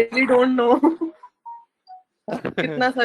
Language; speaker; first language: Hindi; native; Hindi